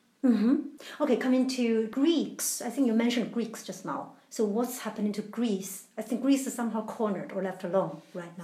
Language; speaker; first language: English; non-native, fluent; Chinese